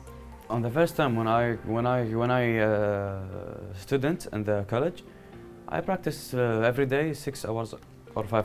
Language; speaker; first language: English; non-native, learner; Arabic